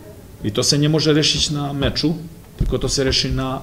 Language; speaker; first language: Polish; non-native, fluent; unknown